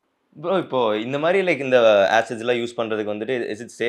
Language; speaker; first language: Tamil; native; Tamil